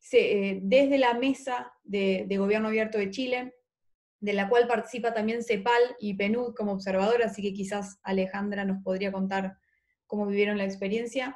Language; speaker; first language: Spanish; native; Spanish